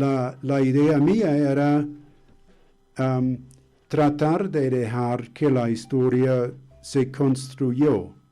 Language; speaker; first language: Spanish; non-native, fluent; English